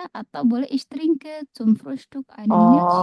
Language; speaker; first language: German; non-native, learner; Indonesian